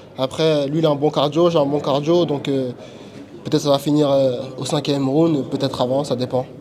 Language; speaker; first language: French; native; French